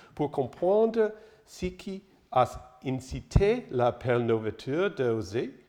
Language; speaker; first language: French; non-native, learner; English